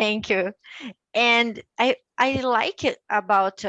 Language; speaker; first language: English; non-native, learner; Portuguese